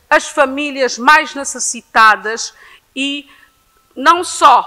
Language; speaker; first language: Portuguese; non-native, local second language; Kabuverdianu